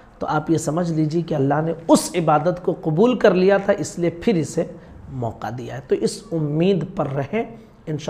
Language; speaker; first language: Hindi; native; Hindi